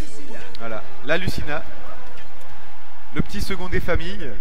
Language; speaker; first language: French; native; French